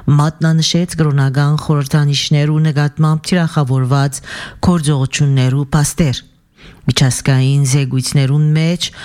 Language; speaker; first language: Armenian; early bilingual, heritage; Armenian